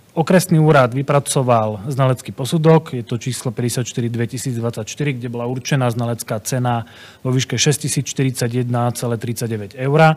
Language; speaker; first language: Slovak; native; Slovak